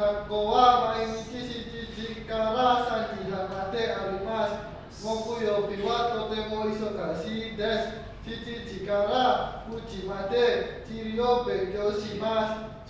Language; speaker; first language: Japanese; non-native, learner; Indonesian